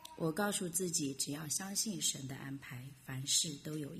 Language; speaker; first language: Chinese; native; Chinese